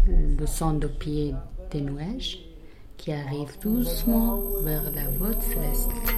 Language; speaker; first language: French; non-native, learner; Persian